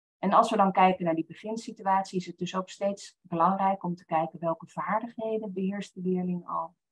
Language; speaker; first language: Dutch; native; Dutch